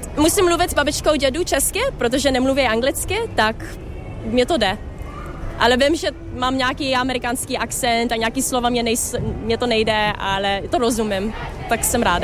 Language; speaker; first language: Czech; early bilingual, heritage; Czech